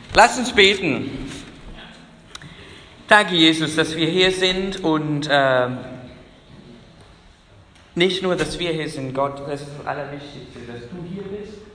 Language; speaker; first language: German; non-native, fluent; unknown